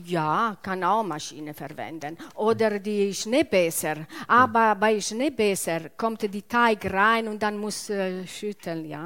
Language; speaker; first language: German; non-native, learner; Italian